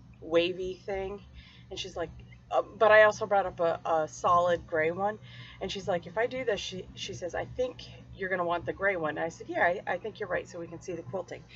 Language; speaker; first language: English; native; English